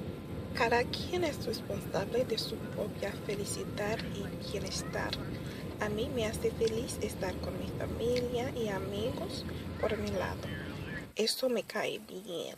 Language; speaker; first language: Spanish; early bilingual, other home language; Haitian Creole